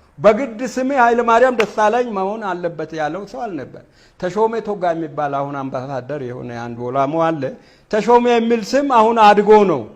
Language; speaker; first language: Amharic; non-native, local second language; Wolaytta